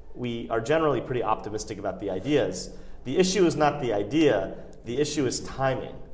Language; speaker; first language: English; native; English